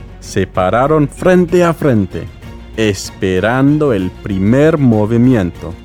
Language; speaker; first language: Spanish; non-native, fluent; English